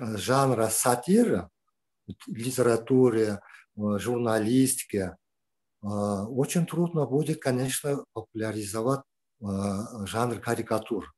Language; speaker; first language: Russian; non-native, local second language; Kyrgyz